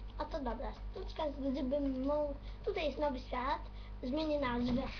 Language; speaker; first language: Polish; native; Polish